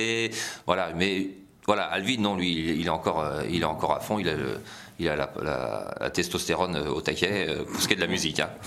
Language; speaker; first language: French; native; French